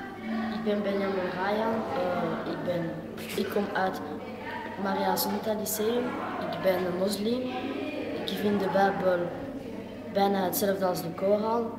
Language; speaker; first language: Dutch; non-native, local second language; Arabic